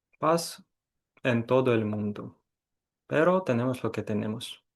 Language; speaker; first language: Spanish; non-native, fluent; Ukrainian